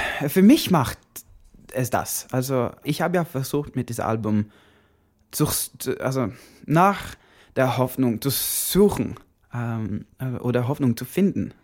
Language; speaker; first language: German; non-native, learner; Norwegian